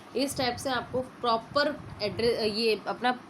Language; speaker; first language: Hindi; non-native, local second language; Marathi